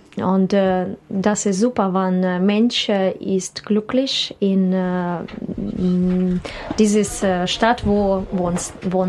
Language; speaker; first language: German; non-native, learner; Russian